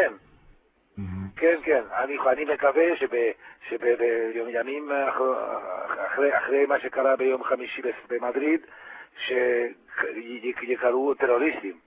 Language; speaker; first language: Hebrew; non-native, fluent; Spanish